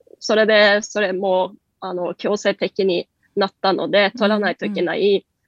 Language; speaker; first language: Japanese; non-native, fluent; Norwegian